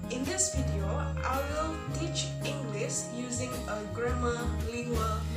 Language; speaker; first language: English; non-native, learner; Indonesian